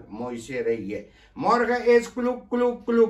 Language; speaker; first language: Dutch; non-native, local second language; Caribbean Hindustani